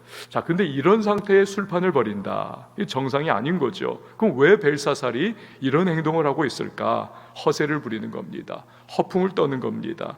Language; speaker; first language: Korean; native; Korean